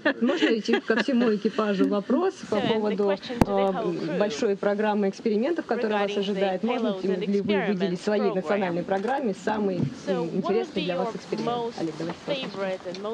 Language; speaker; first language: Russian; native; Russian